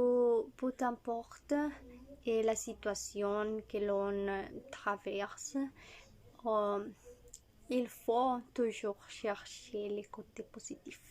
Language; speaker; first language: French; non-native, learner; Spanish